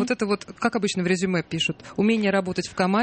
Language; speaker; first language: Russian; native; Russian